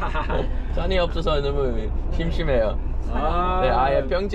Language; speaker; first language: Korean; non-native, fluent; Dutch